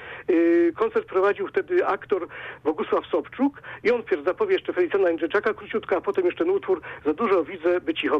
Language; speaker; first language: Polish; native; Polish